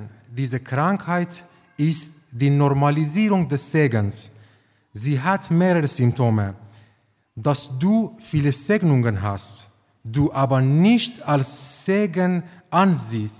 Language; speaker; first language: German; non-native, fluent; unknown